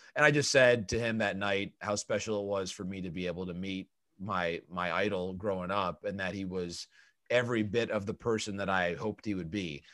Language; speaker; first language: English; native; English